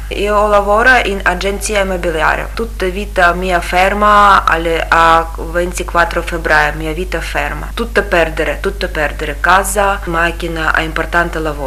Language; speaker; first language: Italian; non-native, learner; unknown